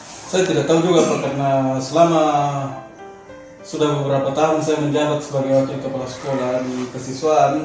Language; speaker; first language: Indonesian; native; Indonesian